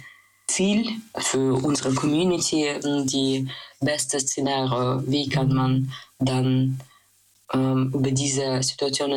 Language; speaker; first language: German; non-native, learner; Russian